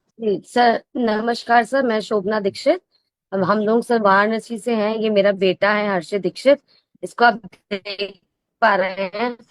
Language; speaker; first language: Hindi; native; Hindi